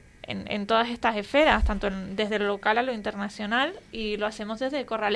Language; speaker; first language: Spanish; native; Spanish